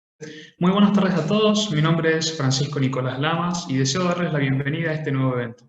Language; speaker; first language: Spanish; native; Spanish